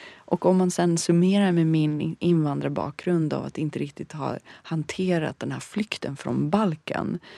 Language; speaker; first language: Swedish; early bilingual, other home language; Bosnian